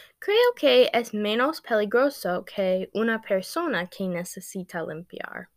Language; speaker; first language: Spanish; non-native, learner; English